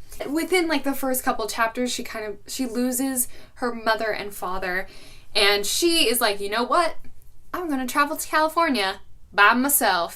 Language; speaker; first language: English; native; English